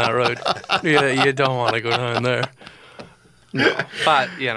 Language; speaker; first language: English; native; English